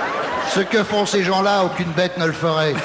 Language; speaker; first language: French; native; French